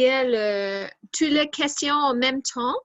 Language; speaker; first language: French; non-native, learner; English